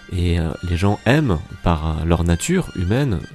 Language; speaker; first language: French; native; French